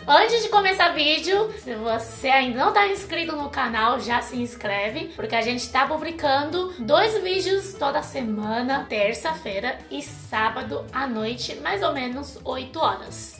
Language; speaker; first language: Portuguese; non-native, fluent; Chinese